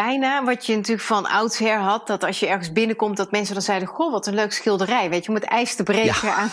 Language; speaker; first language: Dutch; native; Dutch